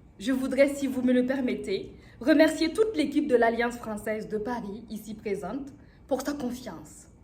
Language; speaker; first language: French; non-native, local second language; Mossi